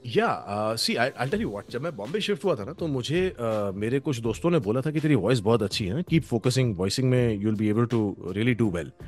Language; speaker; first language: Hindi; native; Hindi